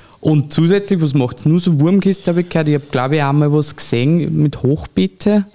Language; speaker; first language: German; native; German